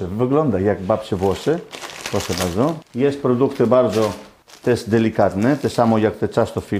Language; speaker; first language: Polish; non-native, learner; Greek